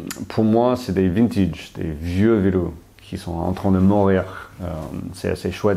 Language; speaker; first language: French; non-native, fluent; English